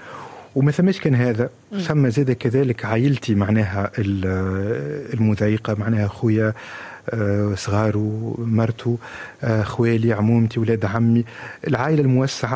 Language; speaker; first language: Arabic; native; Arabic